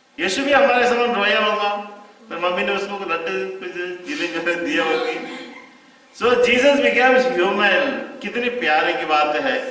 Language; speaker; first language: Hindi; non-native, local second language; Tamil